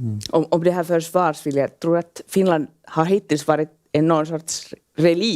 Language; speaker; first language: Swedish; non-native, local second language; Finnish